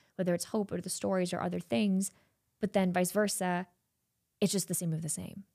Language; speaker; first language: English; non-native, fluent; German